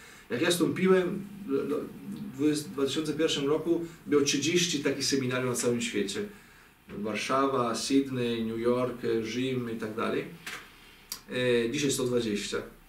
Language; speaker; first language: Polish; non-native, fluent; Italian